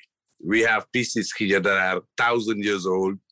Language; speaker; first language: English; non-native, fluent; Wolof